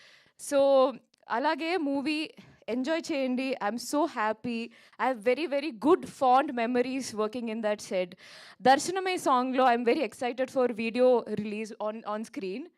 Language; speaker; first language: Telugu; non-native, local second language; Malayalam